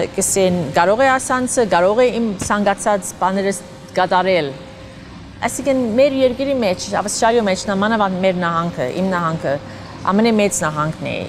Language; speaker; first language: Armenian; early bilingual, heritage; Armenian